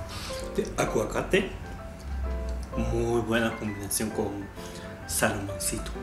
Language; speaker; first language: Spanish; non-native, fluent; Japanese